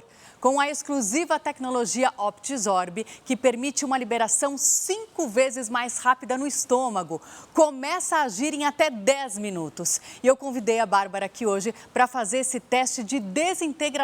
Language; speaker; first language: Portuguese; native; Portuguese